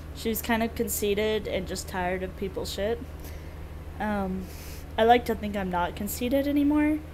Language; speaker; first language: English; native; English